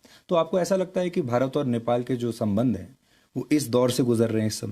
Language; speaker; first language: Hindi; native; Hindi